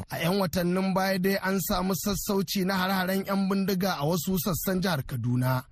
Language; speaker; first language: Hausa; native; Hausa